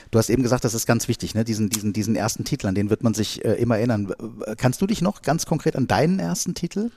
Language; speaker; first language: German; native; German